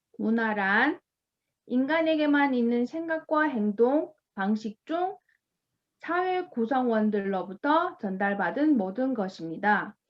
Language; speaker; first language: Korean; non-native, fluent; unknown